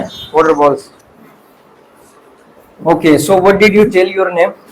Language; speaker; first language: English; non-native, fluent; Hindi